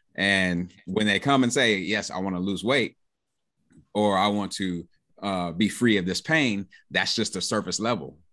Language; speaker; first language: English; native; English